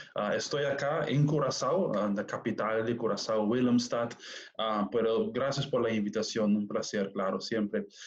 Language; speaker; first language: Spanish; non-native, fluent; Papiamento